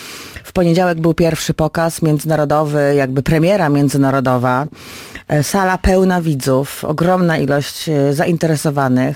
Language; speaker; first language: Polish; native; Polish